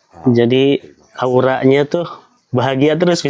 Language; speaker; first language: Indonesian; native; Indonesian